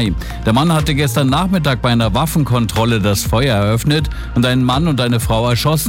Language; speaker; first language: German; native; German